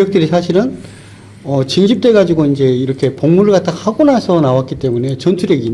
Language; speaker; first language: Korean; native; Korean